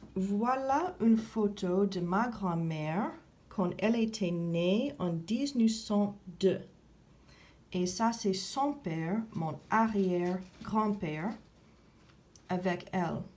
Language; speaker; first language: French; non-native, fluent; English